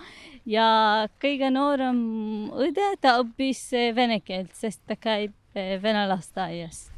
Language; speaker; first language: Estonian; non-native, learner; Arabic